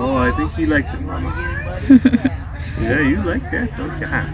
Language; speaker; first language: English; native; English